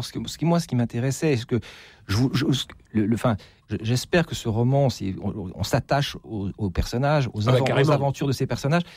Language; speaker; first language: French; native; French